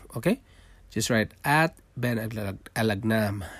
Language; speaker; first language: English; non-native, local second language; Filipino